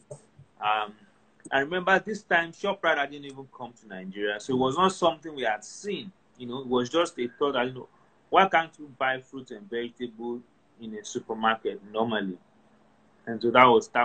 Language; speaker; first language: English; non-native, local second language; Yoruba